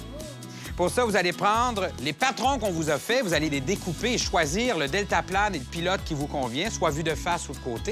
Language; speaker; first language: French; native; French